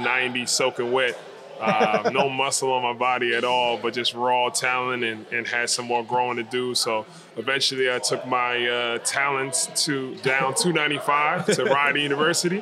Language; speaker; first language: English; native; English